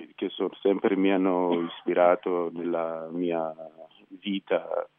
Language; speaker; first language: Italian; non-native, fluent; Persian